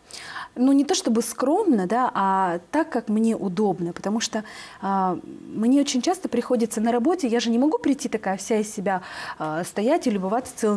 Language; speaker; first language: Russian; native; Russian